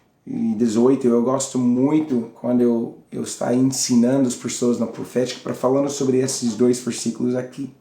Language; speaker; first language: Portuguese; non-native, learner; English